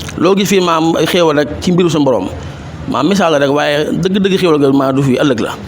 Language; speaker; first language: Wolof; native; Wolof